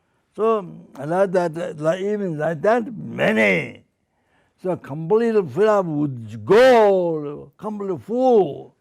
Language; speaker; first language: English; non-native, fluent; Sherpa